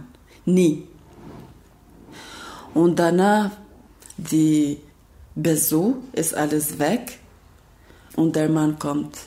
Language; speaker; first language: German; non-native, learner; Albanian